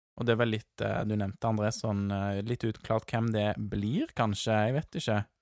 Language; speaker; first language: Norwegian; native; Norwegian